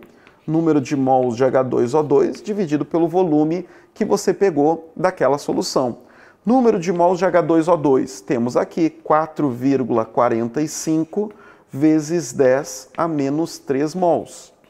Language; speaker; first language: Portuguese; native; Portuguese